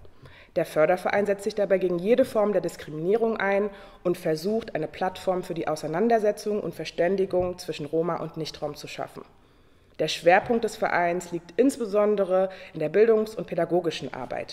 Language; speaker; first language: German; native; German